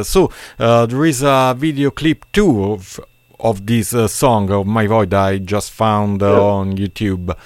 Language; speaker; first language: English; non-native, learner; Italian